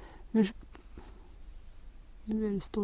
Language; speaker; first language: French; non-native, learner; Swedish